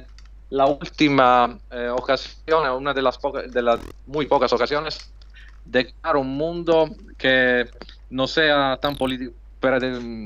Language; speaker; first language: Spanish; non-native, fluent; Italian